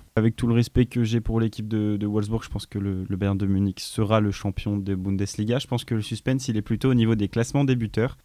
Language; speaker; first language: French; native; French